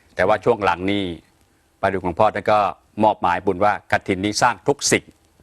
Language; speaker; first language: Thai; native; Thai